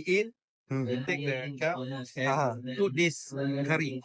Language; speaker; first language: English; non-native, local second language; Malay